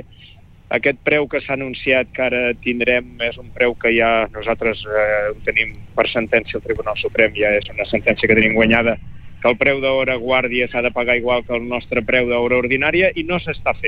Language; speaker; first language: Catalan; native; Catalan